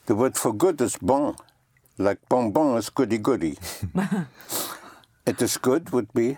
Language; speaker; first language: English; non-native, fluent; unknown